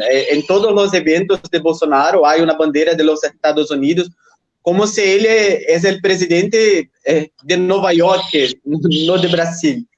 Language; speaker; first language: Spanish; non-native, fluent; Portuguese